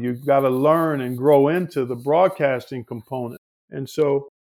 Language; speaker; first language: English; native; English